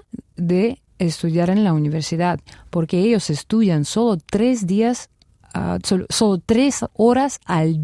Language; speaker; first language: Spanish; non-native, fluent; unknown